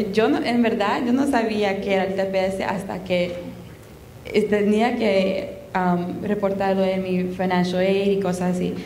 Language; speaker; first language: Spanish; early bilingual, heritage; Spanish